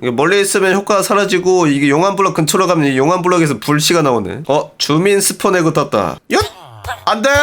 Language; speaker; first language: Korean; native; Korean